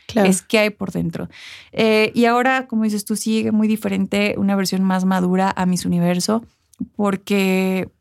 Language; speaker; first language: Spanish; early bilingual, heritage; Spanish